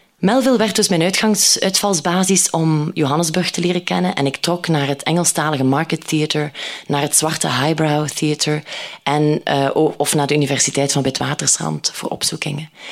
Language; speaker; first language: Dutch; native; Dutch